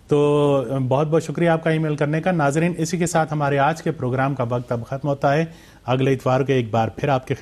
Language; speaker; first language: Urdu; native; Urdu